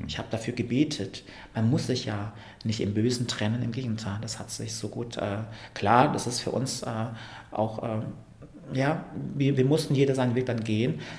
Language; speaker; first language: German; early bilingual, other home language; Vietnamese